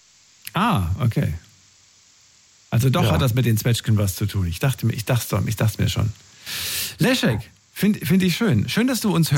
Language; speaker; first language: German; native; German